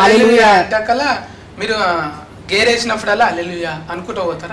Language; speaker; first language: Telugu; native; Telugu